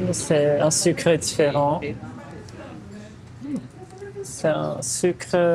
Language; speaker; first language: French; non-native, fluent; Portuguese